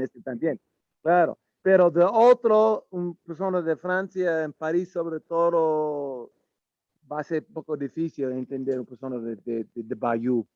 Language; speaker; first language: Spanish; non-native, learner; English